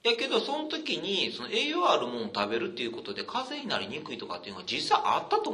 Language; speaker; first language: Japanese; native; Japanese